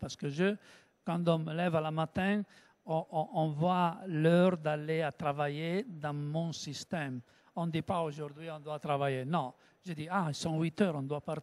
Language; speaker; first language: French; non-native, learner; Italian